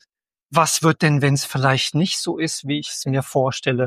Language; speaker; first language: German; native; German